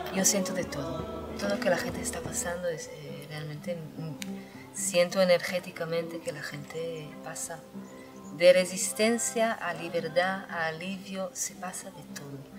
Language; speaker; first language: Spanish; non-native, fluent; Hebrew